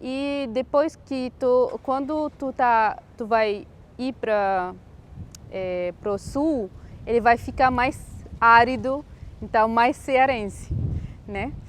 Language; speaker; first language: Portuguese; non-native, fluent; Arabic